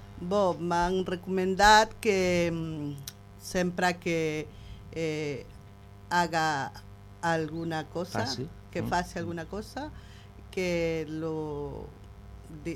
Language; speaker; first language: Catalan; non-native, learner; Spanish